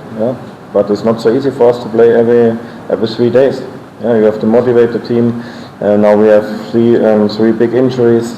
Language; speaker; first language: English; non-native, fluent; German